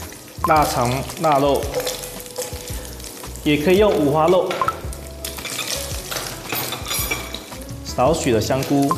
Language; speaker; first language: Chinese; native; Chinese